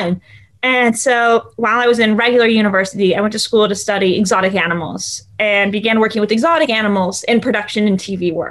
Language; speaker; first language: English; native; English